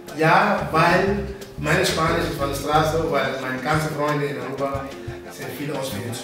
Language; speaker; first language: German; non-native, fluent; Papiamento